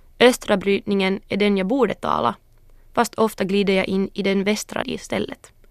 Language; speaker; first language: Swedish; early bilingual, other home language; Northern Sami